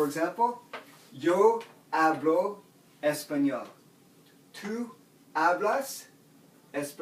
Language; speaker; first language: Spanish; non-native, fluent; English